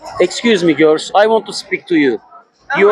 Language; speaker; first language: English; non-native, learner; Turkish